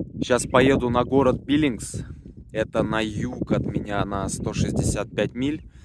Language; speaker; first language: Russian; native; Russian